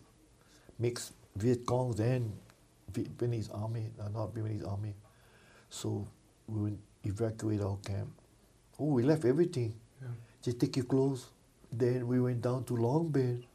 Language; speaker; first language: English; native; English